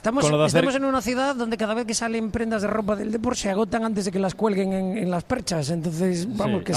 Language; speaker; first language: Spanish; native; Spanish